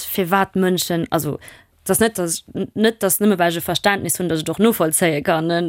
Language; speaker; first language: Luxembourgish; non-native, local second language; German